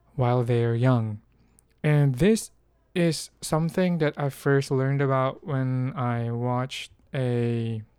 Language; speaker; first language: English; non-native, local second language; Filipino